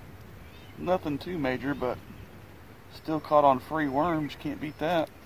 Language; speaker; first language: English; native; English